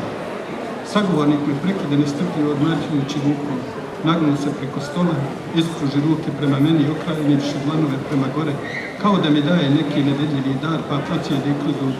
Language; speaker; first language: Bosnian; native; Bosnian